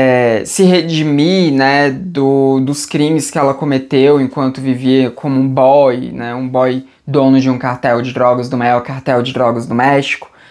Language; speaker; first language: Portuguese; native; Portuguese